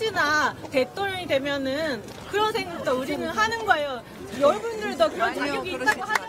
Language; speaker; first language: Korean; native; Korean